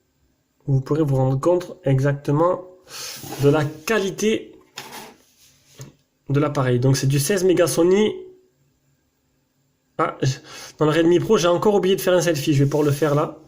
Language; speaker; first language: French; native; French